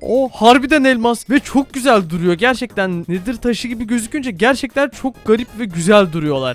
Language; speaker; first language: Turkish; native; Turkish